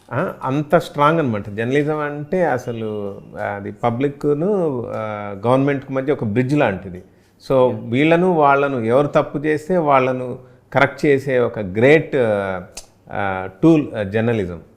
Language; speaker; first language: Telugu; native; Telugu